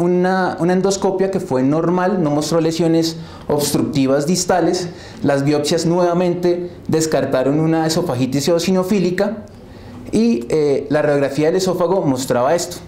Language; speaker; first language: Spanish; native; Spanish